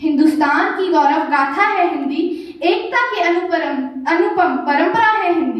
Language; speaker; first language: Hindi; native; Hindi